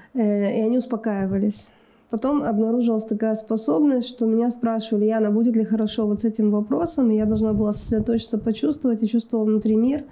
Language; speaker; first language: Russian; native; Russian